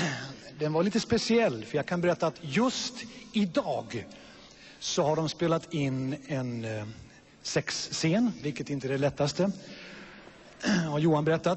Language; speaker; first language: Swedish; native; Swedish